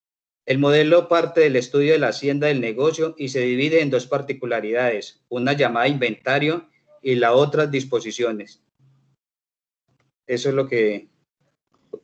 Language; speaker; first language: Spanish; native; Spanish